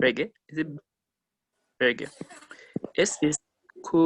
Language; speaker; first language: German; non-native, learner; English